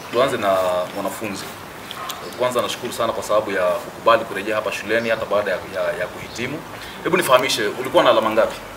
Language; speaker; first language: Swahili; non-native, local second language; Kikuyu